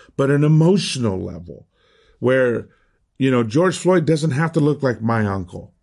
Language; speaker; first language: English; early bilingual, other home language; Spanish